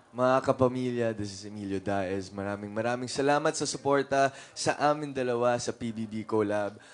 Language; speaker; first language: Filipino; native; Filipino